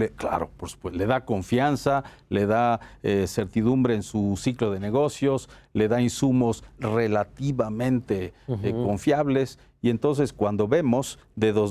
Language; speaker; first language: Spanish; native; Spanish